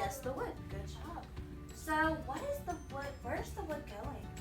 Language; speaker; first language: English; native; English